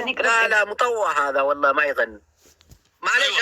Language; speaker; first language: Arabic; non-native, fluent; Amharic